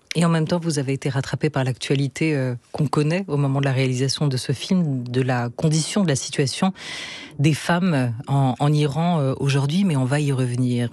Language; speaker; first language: French; native; French